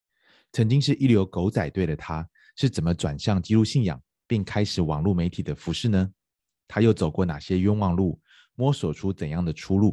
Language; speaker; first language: Chinese; native; Chinese